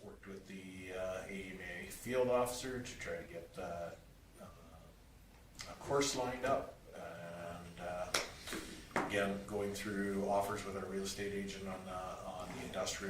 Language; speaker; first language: English; native; English